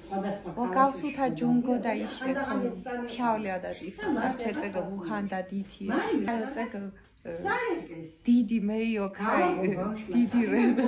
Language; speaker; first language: Chinese; non-native, learner; Georgian